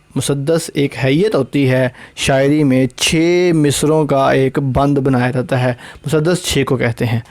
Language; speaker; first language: Urdu; non-native, local second language; Punjabi